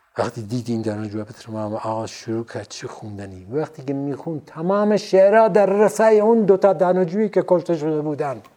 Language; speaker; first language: Persian; non-native, local second language; Central Kurdish